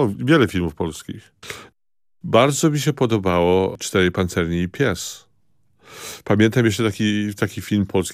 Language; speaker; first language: Polish; early bilingual, heritage; Polish